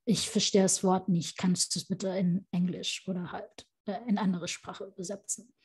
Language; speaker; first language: German; non-native, fluent; Indonesian